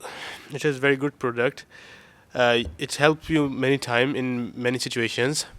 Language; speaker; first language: English; non-native, learner; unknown